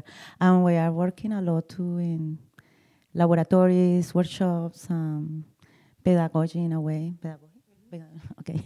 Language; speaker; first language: English; non-native, learner; Spanish